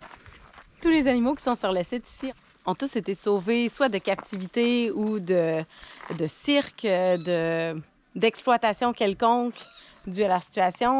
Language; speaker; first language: French; native; French